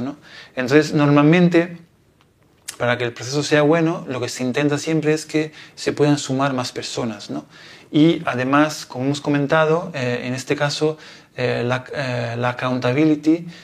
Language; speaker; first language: Spanish; non-native, fluent; Italian